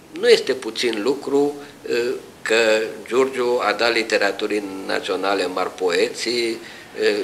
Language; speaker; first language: Romanian; native; Romanian